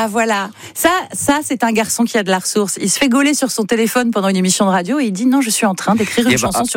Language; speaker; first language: French; native; French